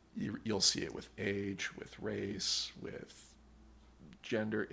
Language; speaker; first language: English; native; English